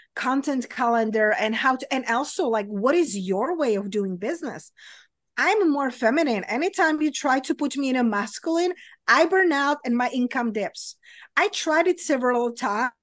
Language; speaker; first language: English; non-native, fluent; Czech